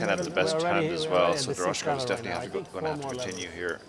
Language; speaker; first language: English; native; English